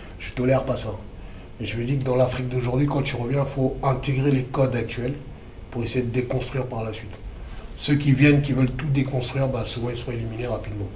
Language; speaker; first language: French; early bilingual, other home language; Lingala